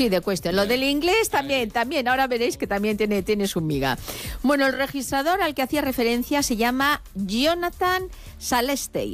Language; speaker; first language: Spanish; native; Spanish